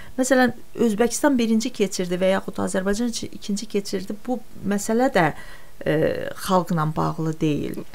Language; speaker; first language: Azerbaijani; non-native, local second language; Talysh